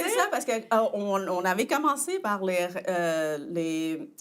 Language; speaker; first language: French; non-native, fluent; Chinese